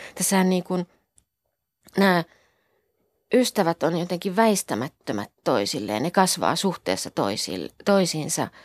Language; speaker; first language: Finnish; native; Finnish